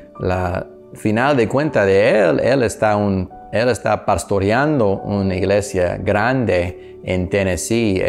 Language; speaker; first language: Spanish; non-native, learner; English